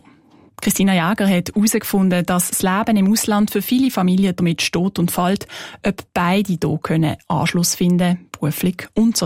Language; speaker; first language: German; native; German